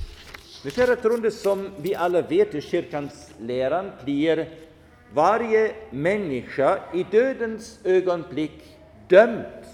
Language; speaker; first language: Swedish; non-native, fluent; German